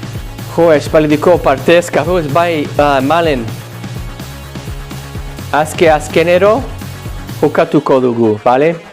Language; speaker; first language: Basque; non-native, learner; English